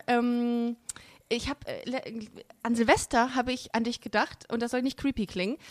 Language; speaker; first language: German; native; German